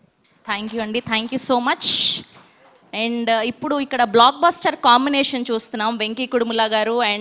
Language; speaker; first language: Telugu; native; Telugu